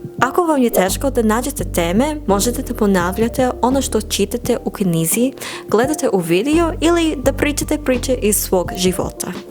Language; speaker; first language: Serbian; non-native, learner; English